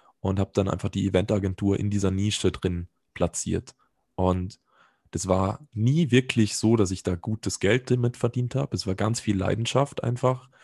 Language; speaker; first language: German; native; German